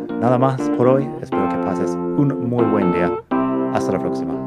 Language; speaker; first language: Spanish; non-native, fluent; English